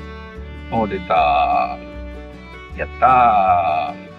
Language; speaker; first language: Japanese; native; Japanese